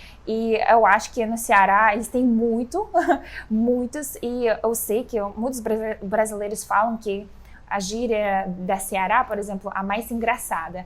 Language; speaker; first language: Portuguese; non-native, fluent; Russian